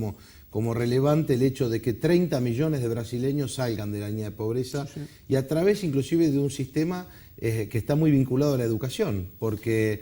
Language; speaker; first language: Spanish; native; Spanish